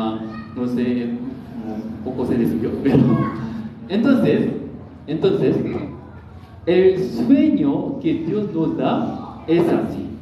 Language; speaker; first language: Spanish; non-native, learner; Korean